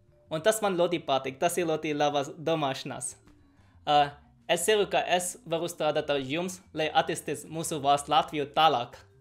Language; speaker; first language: Latvian; non-native, fluent; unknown